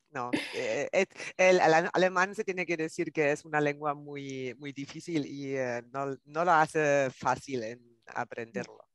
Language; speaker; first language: Spanish; non-native, fluent; German